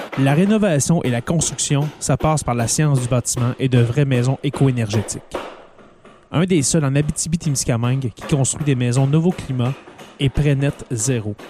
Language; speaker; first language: French; native; French